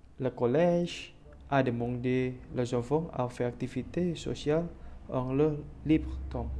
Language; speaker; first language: French; non-native, learner; Indonesian